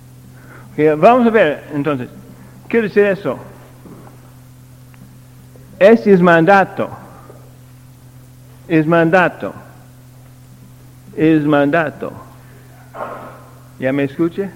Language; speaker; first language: Spanish; non-native, learner; English